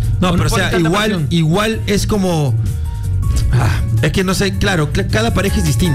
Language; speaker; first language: Spanish; native; Spanish